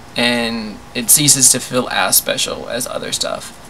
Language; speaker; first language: English; native; English